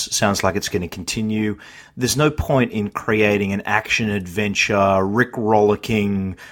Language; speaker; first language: English; native; English